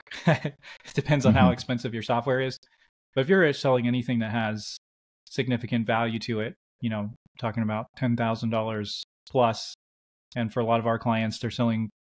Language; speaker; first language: English; native; English